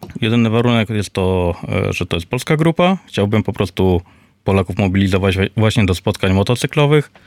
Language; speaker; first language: Polish; native; Polish